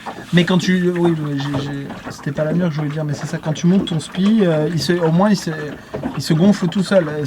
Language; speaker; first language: French; native; French